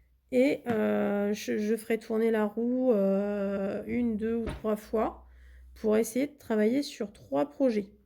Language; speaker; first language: French; native; French